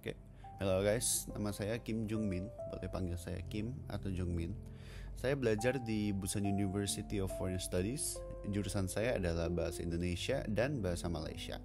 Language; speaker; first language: Indonesian; non-native, learner; Korean